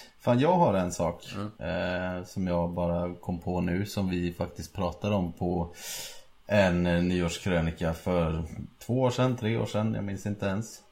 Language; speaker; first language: Swedish; native; Swedish